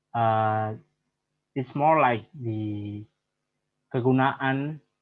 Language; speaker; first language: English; non-native, learner; Indonesian